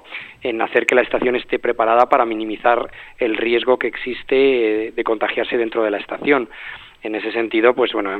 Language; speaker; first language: Spanish; native; Spanish